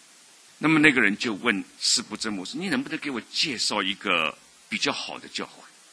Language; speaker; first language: Chinese; native; Chinese